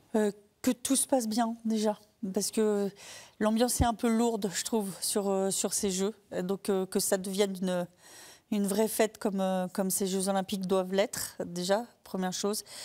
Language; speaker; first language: French; native; French